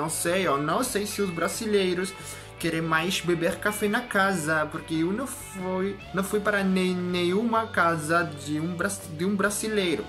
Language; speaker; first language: Portuguese; non-native, learner; French